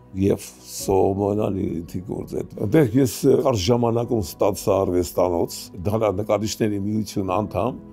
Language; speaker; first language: Armenian; early bilingual, heritage; Armenian